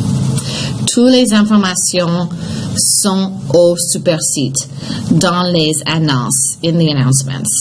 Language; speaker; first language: French; non-native, fluent; English